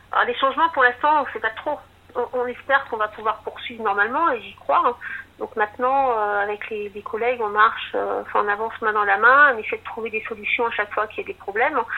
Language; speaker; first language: French; native; French